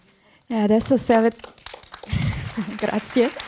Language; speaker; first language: Italian; non-native, fluent; French